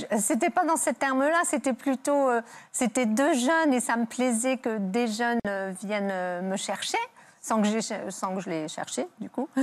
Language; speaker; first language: French; native; French